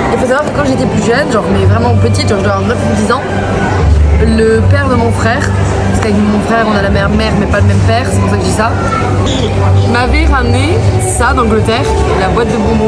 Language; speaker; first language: French; native; French